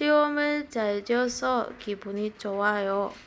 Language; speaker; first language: Korean; non-native, learner; Indonesian